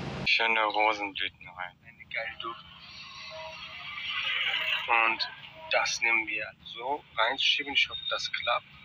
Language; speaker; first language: German; non-native, fluent; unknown